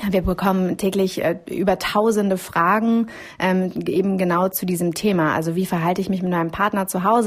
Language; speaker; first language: German; native; German